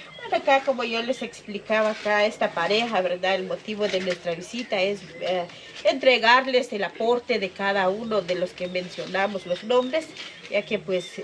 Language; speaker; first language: Spanish; non-native, local second language; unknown